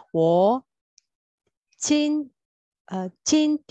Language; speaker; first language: Chinese; non-native, learner; Malay